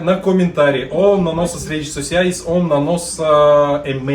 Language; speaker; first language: Portuguese; non-native, learner; Russian